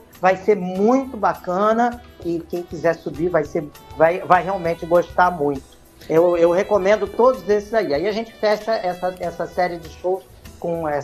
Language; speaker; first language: Portuguese; native; Portuguese